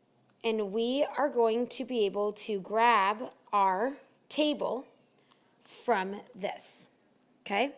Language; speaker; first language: English; native; English